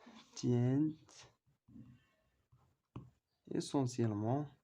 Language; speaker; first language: French; non-native, local second language; Arabic